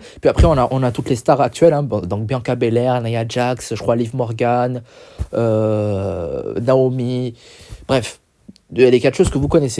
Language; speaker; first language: French; native; French